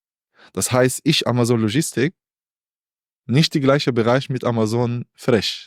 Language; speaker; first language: German; non-native, learner; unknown